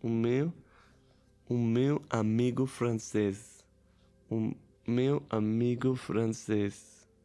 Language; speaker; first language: Portuguese; non-native, learner; French